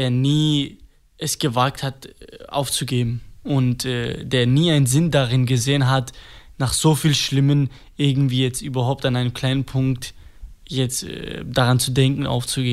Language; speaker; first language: German; non-native, fluent; Kurdish